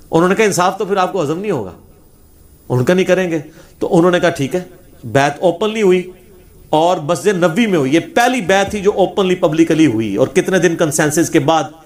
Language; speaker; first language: Urdu; non-native, local second language; Punjabi